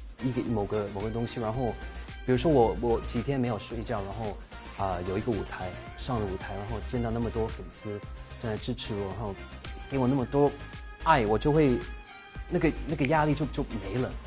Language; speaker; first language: Chinese; early bilingual, heritage; English